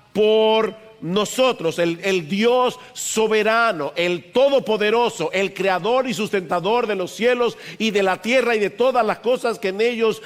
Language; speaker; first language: Spanish; native; Spanish